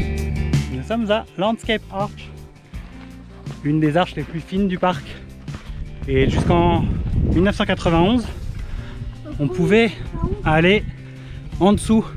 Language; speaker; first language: French; native; French